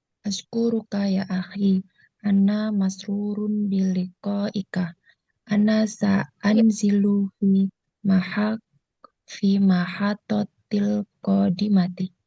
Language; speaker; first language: Arabic; non-native, learner; Indonesian